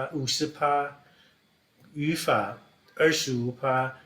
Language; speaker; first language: Chinese; non-native, fluent; English